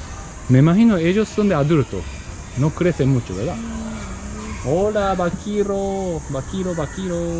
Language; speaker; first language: Spanish; non-native, learner; Japanese